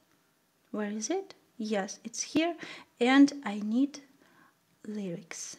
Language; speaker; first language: English; non-native, learner; Russian